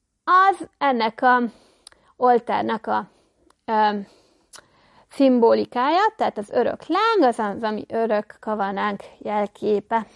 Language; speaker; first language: Hungarian; native; Hungarian